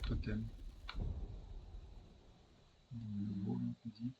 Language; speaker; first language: French; native; French